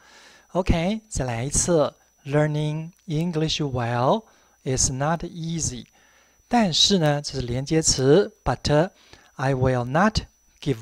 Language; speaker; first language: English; non-native, fluent; Chinese